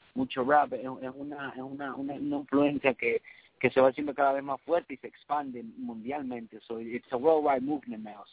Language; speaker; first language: Spanish; early bilingual, heritage; Spanish